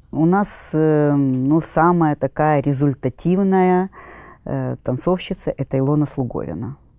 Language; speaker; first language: Russian; native; Russian